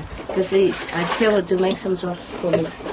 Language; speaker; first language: English; non-native, fluent; Vietnamese